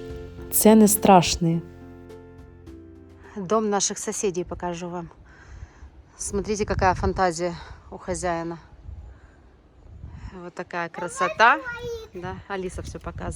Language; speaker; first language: Russian; native; Russian